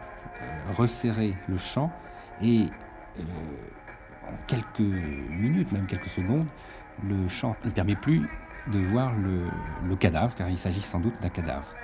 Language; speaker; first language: French; native; French